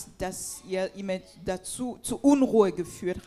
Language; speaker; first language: German; non-native, fluent; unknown